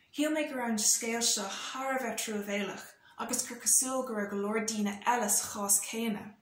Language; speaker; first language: Irish; non-native, local second language; English